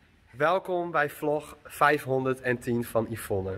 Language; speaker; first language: Dutch; non-native, local second language; Western Frisian